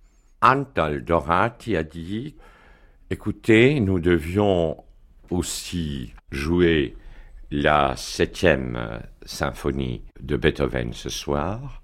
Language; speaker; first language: French; non-native, fluent; Greek